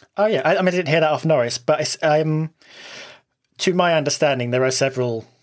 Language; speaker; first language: English; native; English